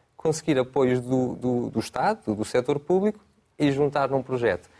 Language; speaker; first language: Portuguese; native; Portuguese